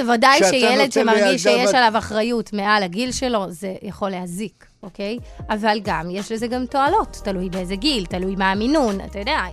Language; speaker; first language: Hebrew; native; Hebrew